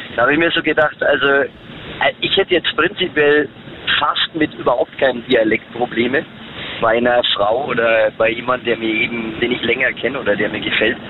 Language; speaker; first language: German; native; German